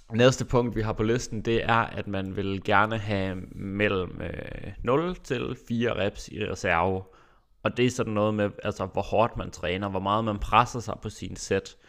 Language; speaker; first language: Danish; native; Danish